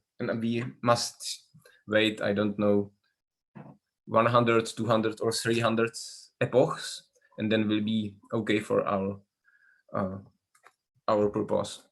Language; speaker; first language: English; non-native, learner; Czech